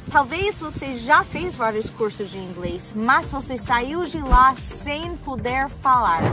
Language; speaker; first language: Portuguese; non-native, fluent; English